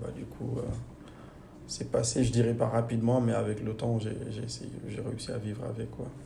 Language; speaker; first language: French; non-native, local second language; Fula